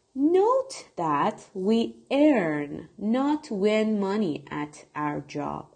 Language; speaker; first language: English; non-native, fluent; Persian